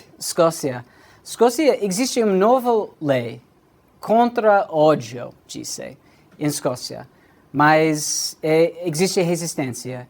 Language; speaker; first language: Portuguese; non-native, fluent; English